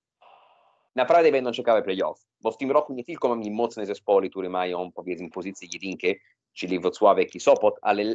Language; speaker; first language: Polish; non-native, fluent; Italian